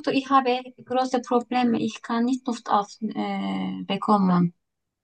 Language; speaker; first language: German; non-native, learner; Turkish